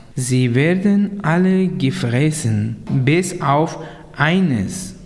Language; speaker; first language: German; non-native, learner; Persian